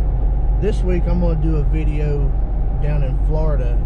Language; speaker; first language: English; native; English